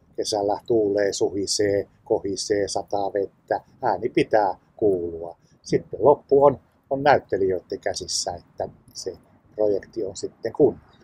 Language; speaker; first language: Finnish; native; Finnish